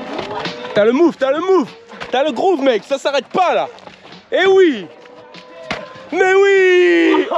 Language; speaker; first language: French; native; French